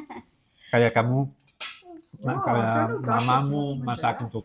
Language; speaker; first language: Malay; non-native, learner; Catalan